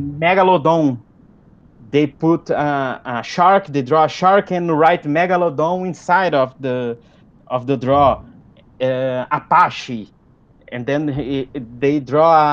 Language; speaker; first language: English; non-native, fluent; Portuguese